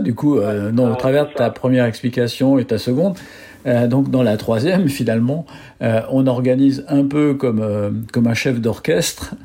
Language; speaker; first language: French; native; French